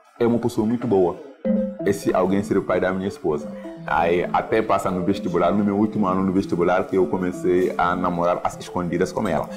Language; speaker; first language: Portuguese; non-native, fluent; Wolof